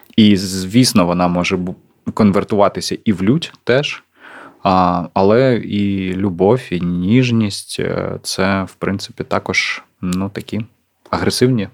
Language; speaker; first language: Ukrainian; non-native, local second language; Russian